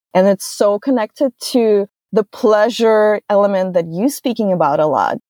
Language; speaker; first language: English; non-native, fluent; Russian